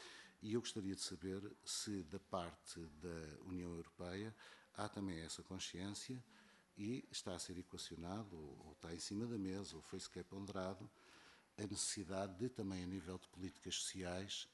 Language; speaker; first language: Portuguese; native; Portuguese